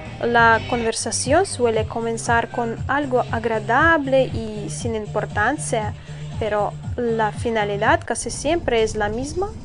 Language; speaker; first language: Spanish; non-native, fluent; Russian